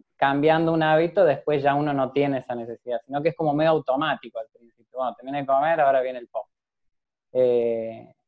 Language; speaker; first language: Spanish; native; Spanish